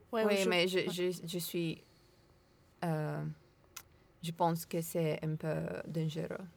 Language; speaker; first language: French; non-native, learner; Italian